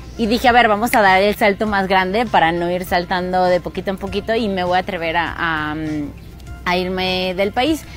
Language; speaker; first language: Spanish; native; Spanish